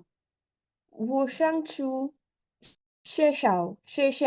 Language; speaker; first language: Chinese; non-native, learner; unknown